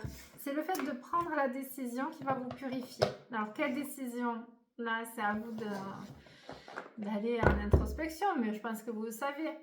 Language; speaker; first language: French; native; French